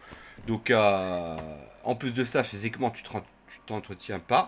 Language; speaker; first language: French; native; French